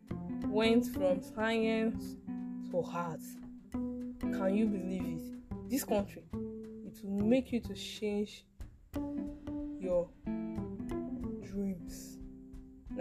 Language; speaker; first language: English; non-native, local second language; Igbo